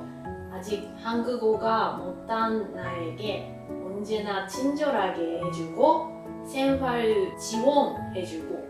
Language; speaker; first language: Korean; non-native, learner; Japanese